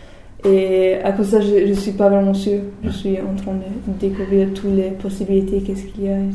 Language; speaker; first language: French; non-native, learner; German